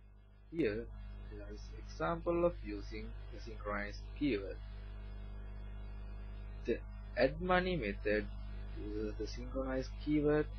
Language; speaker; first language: English; non-native, learner; Sinhala